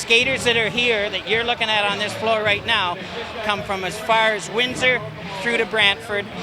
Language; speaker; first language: English; native; English